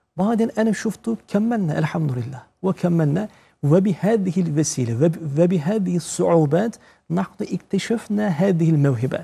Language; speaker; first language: Arabic; non-native, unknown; Turkish